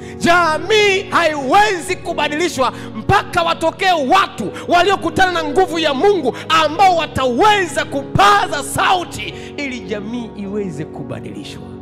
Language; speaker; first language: Swahili; native; Swahili